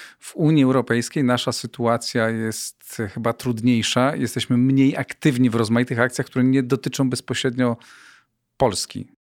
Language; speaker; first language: Polish; native; Polish